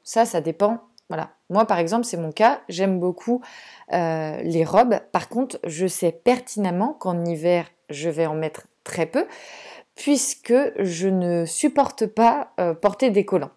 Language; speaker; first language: French; native; French